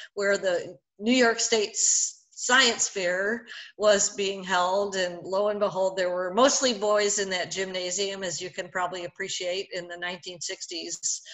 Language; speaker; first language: English; native; English